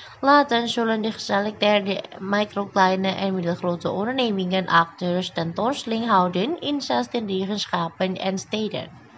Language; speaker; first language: Dutch; non-native, fluent; Indonesian